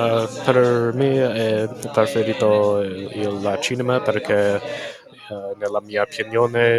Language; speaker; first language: Italian; non-native, learner; English